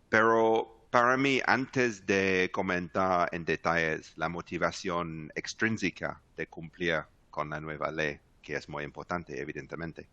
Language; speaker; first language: Spanish; non-native, fluent; English